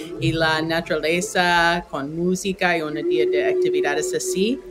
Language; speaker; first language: Spanish; non-native, fluent; English